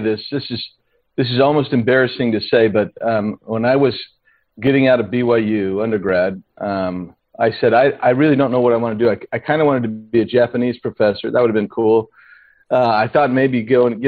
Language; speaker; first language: English; native; English